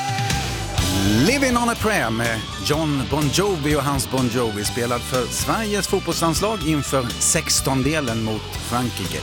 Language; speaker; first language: Swedish; native; Swedish